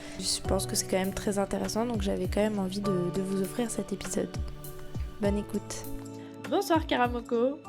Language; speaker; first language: French; native; French